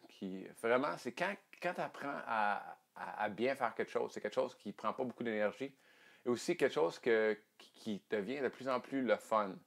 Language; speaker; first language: French; native; French